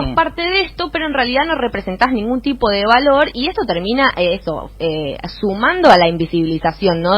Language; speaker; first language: Spanish; native; Spanish